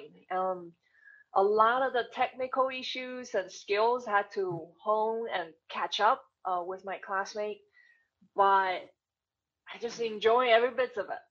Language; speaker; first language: English; non-native, fluent; Chinese